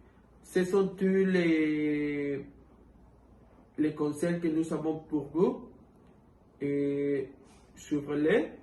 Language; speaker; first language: French; non-native, fluent; Spanish